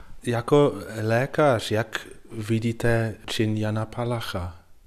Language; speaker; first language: Czech; non-native, fluent; English